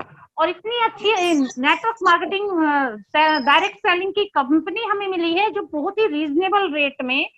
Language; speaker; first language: Hindi; native; Hindi